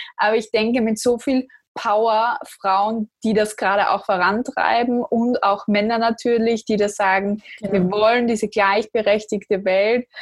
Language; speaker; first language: German; native; German